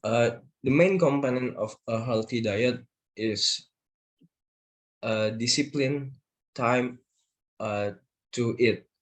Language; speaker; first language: English; non-native, learner; Indonesian